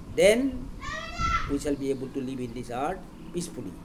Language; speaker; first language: English; non-native, local second language; Assamese